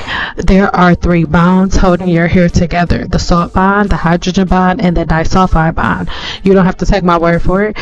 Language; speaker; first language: English; native; English